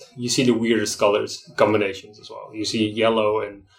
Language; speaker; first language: English; non-native, fluent; Dutch